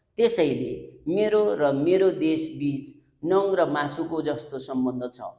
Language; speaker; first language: Nepali; native; Nepali